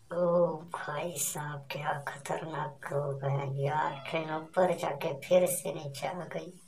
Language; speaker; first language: Hindi; non-native, local second language; Marathi